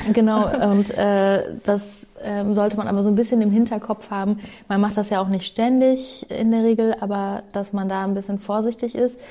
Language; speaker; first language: German; native; German